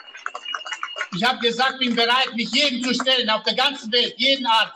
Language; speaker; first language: German; non-native, fluent; Romanian